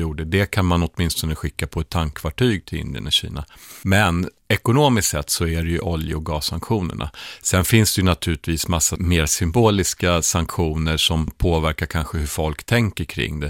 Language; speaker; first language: Swedish; native; Swedish